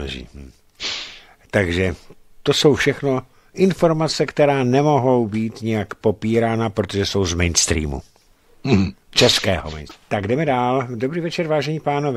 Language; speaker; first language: Czech; native; Czech